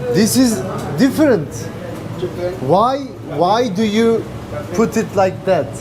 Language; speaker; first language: English; non-native, learner; Turkish